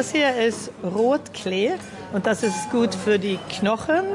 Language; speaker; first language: German; early bilingual, heritage; Swedish